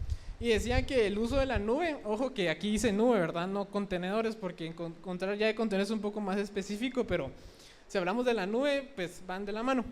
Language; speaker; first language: Spanish; native; Spanish